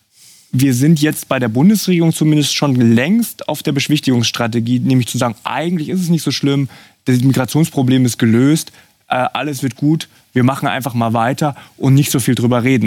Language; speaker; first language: German; native; German